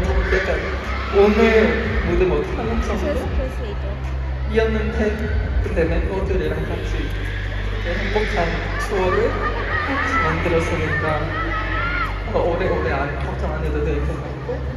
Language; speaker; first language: Korean; non-native, learner; Filipino